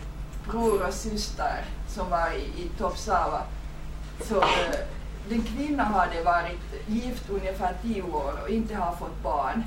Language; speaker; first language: Swedish; non-native, fluent; Finnish